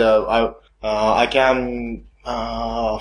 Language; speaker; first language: English; non-native, learner; Japanese